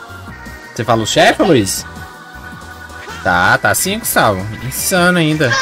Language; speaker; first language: Portuguese; native; Portuguese